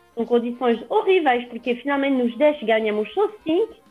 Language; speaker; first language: Portuguese; non-native, fluent; French